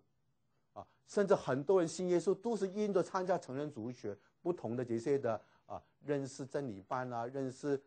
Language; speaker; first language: Chinese; native; Chinese